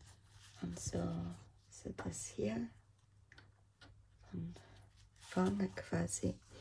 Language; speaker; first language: German; non-native, fluent; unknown